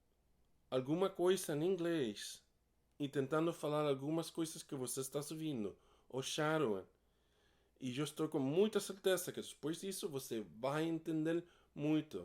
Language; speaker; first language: Portuguese; non-native, learner; English